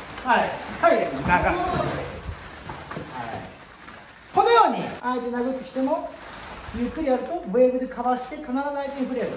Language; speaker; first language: Japanese; native; Japanese